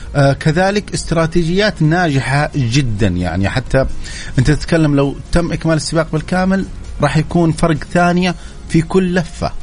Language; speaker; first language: Arabic; native; Arabic